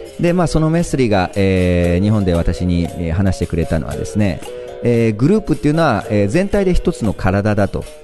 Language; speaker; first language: Japanese; native; Japanese